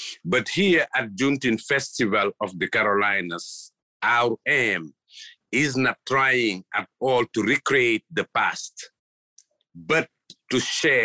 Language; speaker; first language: English; non-native, fluent; Wolof